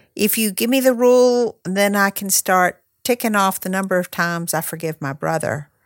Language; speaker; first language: English; native; English